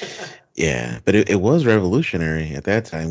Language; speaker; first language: English; native; English